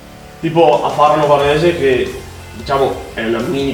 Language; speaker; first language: Italian; native; Italian